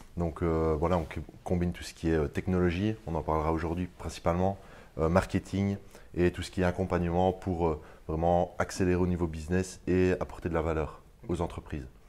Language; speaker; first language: French; native; French